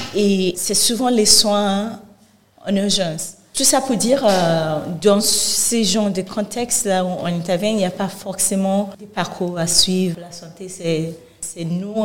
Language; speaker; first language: French; non-native, fluent; Yoruba